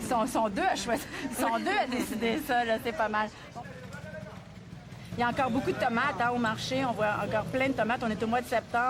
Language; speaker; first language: French; native; French